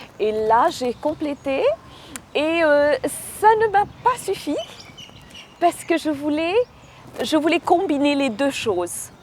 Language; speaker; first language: French; non-native, local second language; Morisyen